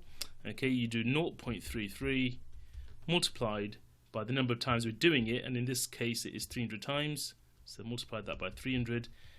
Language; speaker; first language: English; native; English